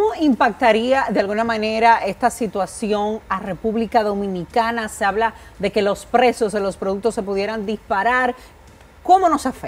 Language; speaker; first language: Spanish; native; Spanish